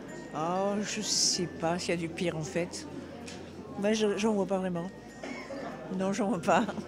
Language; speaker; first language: French; native; French